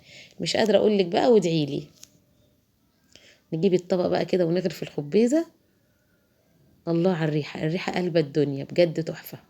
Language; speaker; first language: Arabic; native; Arabic